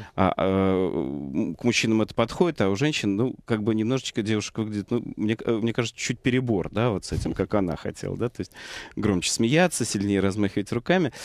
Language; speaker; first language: Russian; native; Russian